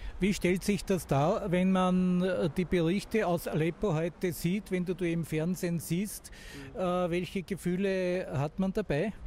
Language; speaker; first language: German; native; German